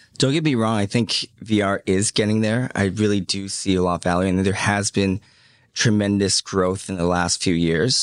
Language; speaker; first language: English; early bilingual, other home language; Cantonese